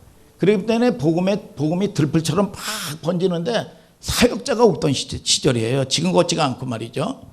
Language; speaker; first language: Korean; native; Korean